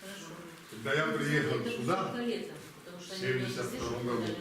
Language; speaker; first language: Russian; non-native, fluent; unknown